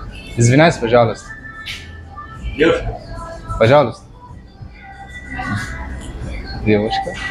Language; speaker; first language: Russian; non-native, learner; Arabic